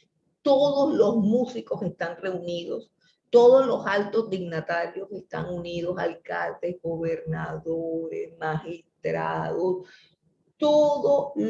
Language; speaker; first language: Spanish; native; Spanish